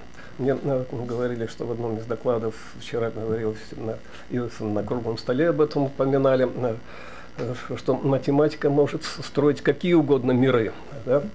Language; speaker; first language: Russian; native; Russian